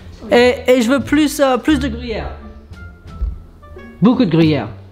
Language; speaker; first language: French; early bilingual, other home language; English